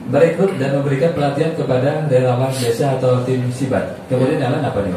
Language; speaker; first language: Indonesian; native; Indonesian